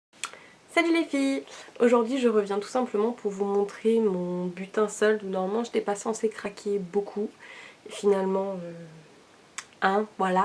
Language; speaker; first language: French; native; French